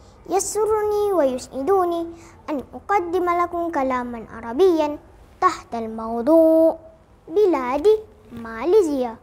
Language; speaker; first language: Arabic; non-native, learner; Malay